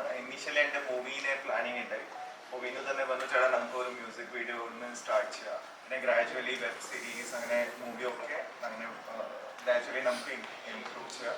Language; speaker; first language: Malayalam; early bilingual, heritage; Malayalam